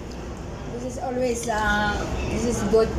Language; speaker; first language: English; non-native, local second language; Filipino